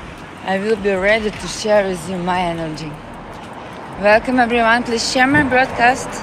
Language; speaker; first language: English; non-native, learner; Russian